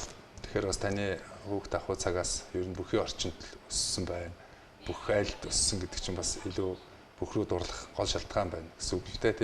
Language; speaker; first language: Mongolian; native; Mongolian